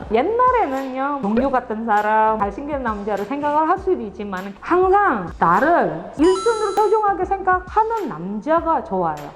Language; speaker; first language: Korean; non-native, fluent; Indonesian